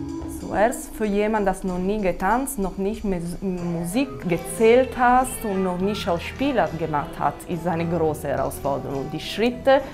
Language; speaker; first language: German; non-native, fluent; Italian